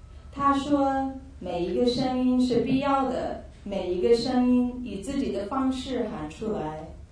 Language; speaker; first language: Chinese; non-native, fluent; English